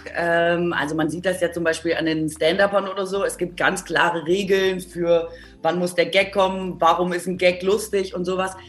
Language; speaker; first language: German; native; German